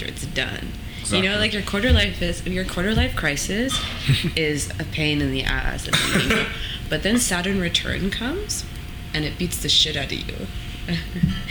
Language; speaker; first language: English; native; English